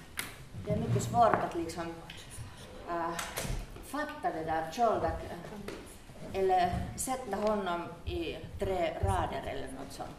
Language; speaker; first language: Swedish; non-native, local second language; Finnish